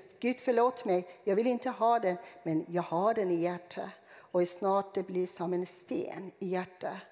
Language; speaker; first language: Swedish; non-native, fluent; Persian